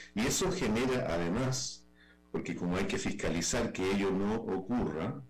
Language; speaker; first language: Spanish; native; Spanish